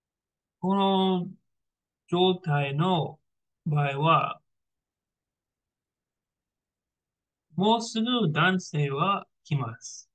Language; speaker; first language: Japanese; non-native, learner; English